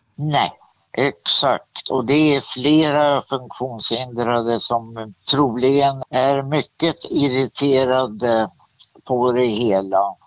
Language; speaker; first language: Swedish; native; Swedish